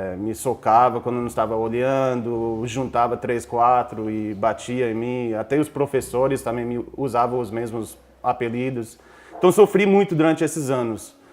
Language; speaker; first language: Portuguese; non-native, fluent; English